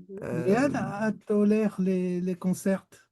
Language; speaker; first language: Hebrew; non-native, learner; French